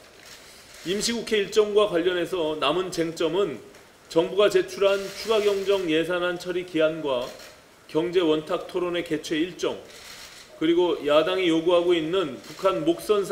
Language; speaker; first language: Korean; native; Korean